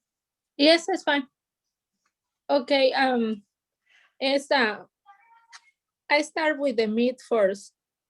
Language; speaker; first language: English; non-native, learner; Spanish